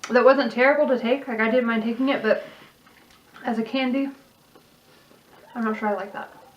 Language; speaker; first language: English; native; English